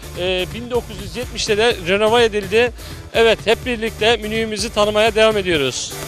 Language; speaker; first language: Turkish; native; Turkish